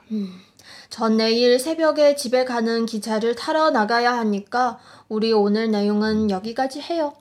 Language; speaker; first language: Korean; native; Korean